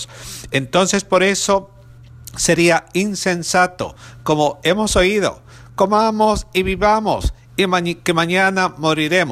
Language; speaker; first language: Spanish; native; Spanish